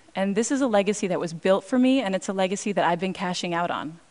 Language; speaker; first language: English; native; English